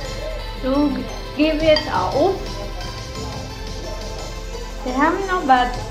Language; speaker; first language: German; non-native, learner; Filipino